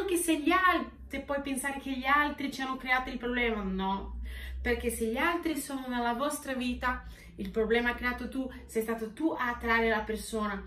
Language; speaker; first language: Italian; non-native, fluent; Portuguese